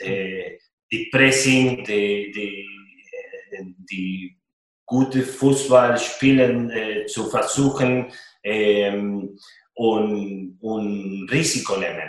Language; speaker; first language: German; non-native, fluent; Spanish